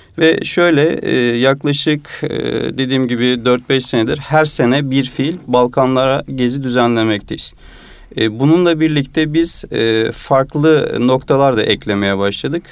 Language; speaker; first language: Turkish; native; Turkish